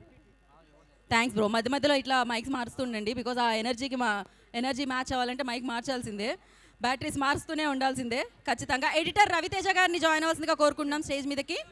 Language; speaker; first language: Telugu; native; Telugu